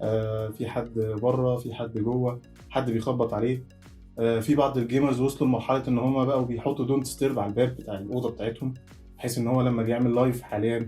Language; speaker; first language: Arabic; native; Arabic